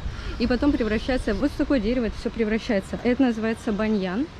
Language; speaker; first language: Russian; native; Russian